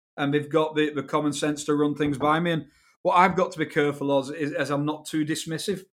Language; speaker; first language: English; native; English